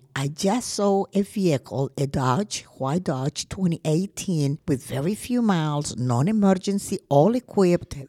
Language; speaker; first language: English; non-native, fluent; Spanish